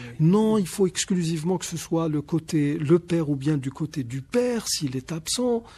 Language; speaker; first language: French; non-native, local second language; Arabic